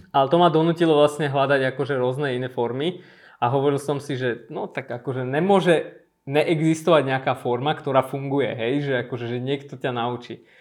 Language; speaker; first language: Slovak; early bilingual, other home language; Armenian